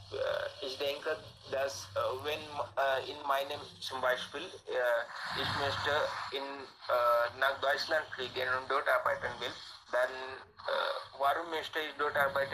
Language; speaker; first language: German; non-native, learner; Hindi